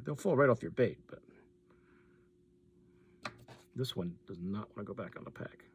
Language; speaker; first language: English; native; English